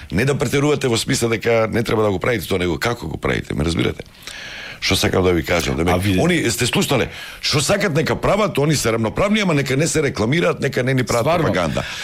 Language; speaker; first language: Macedonian; native; Macedonian